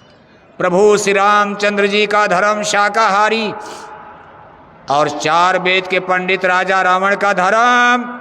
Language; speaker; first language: Hindi; native; Hindi